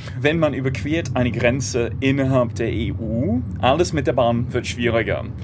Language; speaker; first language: German; non-native, fluent; English